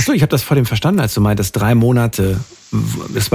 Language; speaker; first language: German; native; German